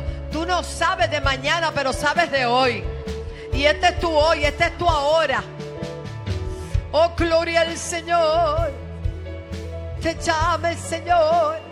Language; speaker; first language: Spanish; native; Spanish